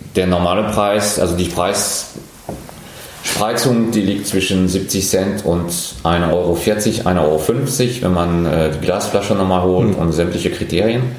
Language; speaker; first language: German; non-native, fluent; French